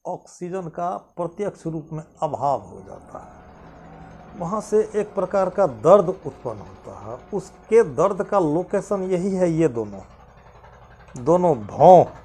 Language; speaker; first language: Hindi; non-native, local second language; Maithili